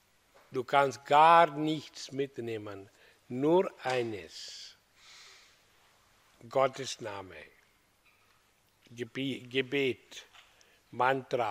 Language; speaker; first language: German; non-native, learner; Hindi